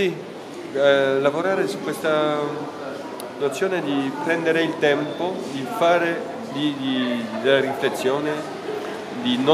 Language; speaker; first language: Italian; non-native, fluent; French